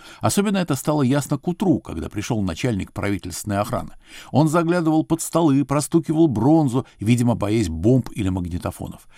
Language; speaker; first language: Russian; native; Russian